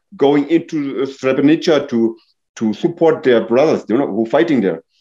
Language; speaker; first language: English; non-native, fluent; German